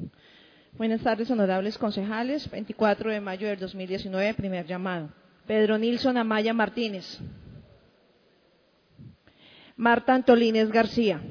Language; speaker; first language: Spanish; native; Spanish